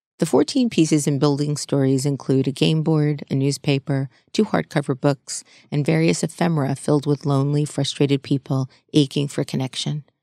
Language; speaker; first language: English; native; English